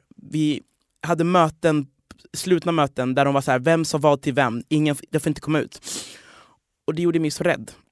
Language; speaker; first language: Swedish; non-native, fluent; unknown